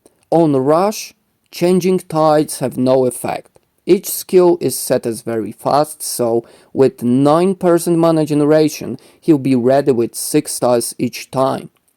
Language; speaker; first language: English; non-native, fluent; Polish